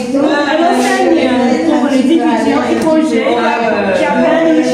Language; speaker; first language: French; non-native, fluent; Chinese